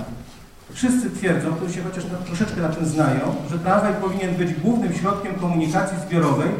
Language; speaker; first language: Polish; native; Polish